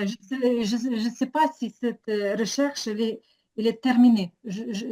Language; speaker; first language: French; non-native, learner; Ukrainian